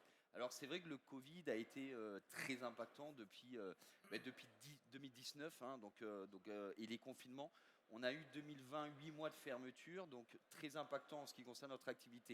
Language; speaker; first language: French; native; French